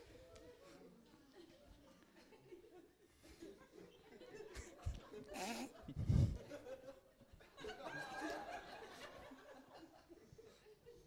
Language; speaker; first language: English; native; English